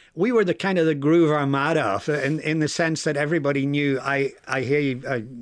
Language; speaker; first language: English; native; English